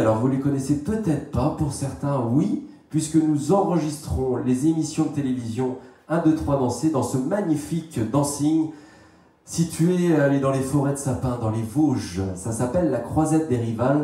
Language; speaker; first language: French; native; French